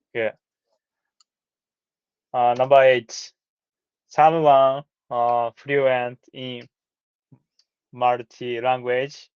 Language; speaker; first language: English; non-native, learner; Japanese